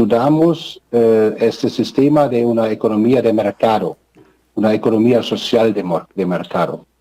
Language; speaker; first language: Spanish; non-native, fluent; German